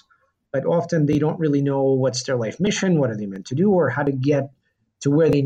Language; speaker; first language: English; early bilingual, other home language; Russian